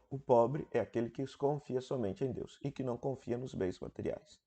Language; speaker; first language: Portuguese; native; Portuguese